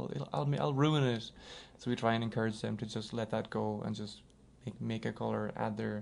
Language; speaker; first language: English; native; English